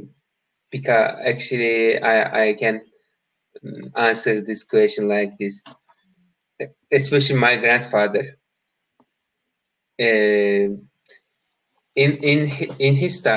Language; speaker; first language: English; non-native, learner; Turkish